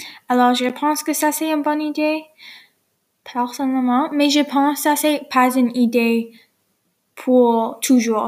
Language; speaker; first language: French; non-native, learner; English